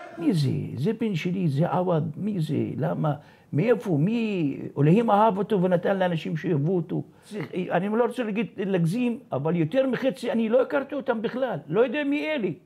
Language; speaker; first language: Hebrew; non-native, local second language; Arabic